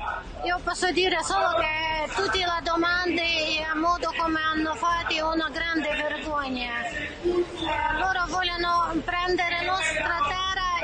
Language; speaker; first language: Italian; non-native, fluent; Ukrainian